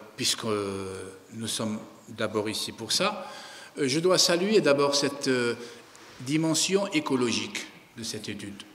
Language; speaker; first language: French; non-native, local second language; Arabic